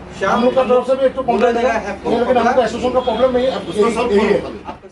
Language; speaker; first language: Hindi; non-native, local second language; Assamese